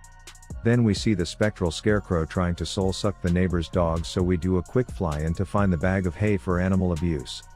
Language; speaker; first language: English; native; English